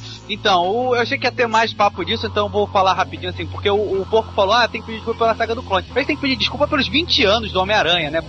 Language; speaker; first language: Portuguese; native; Portuguese